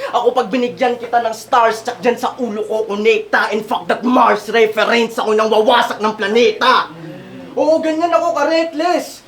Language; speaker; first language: Filipino; native; Filipino